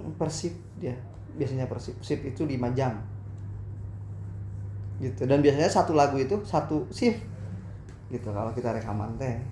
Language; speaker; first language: Indonesian; native; Indonesian